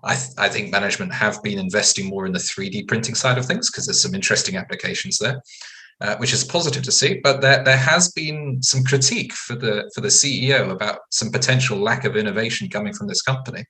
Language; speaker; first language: English; native; English